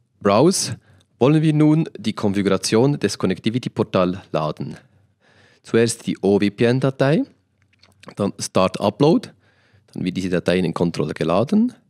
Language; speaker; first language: German; native; German